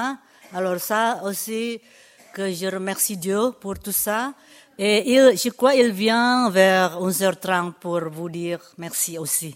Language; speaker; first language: French; non-native, fluent; Indonesian